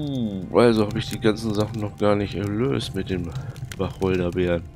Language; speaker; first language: German; native; German